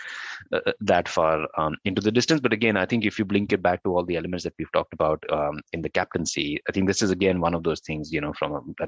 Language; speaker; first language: English; non-native, local second language; Hindi